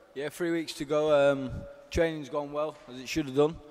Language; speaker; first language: English; native; English